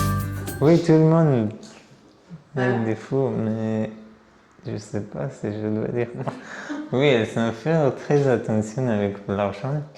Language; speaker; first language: French; non-native, learner; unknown